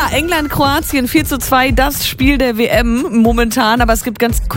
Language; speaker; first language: German; native; German